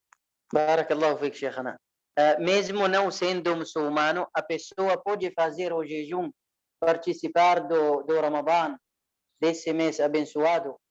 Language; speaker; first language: Portuguese; non-native, fluent; Arabic